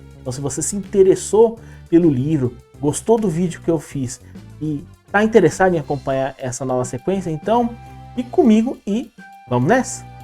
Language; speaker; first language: Portuguese; native; Portuguese